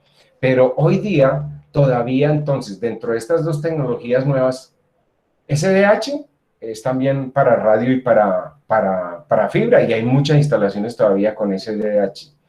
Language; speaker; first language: Spanish; native; Spanish